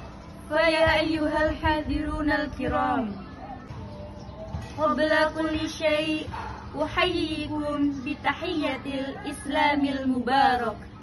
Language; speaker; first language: Arabic; non-native, learner; Indonesian